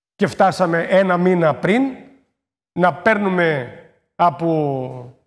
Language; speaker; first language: Greek; native; Greek